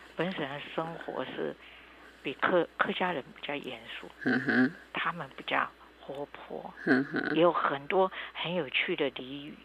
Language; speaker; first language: Chinese; non-native, local second language; Hakka Chinese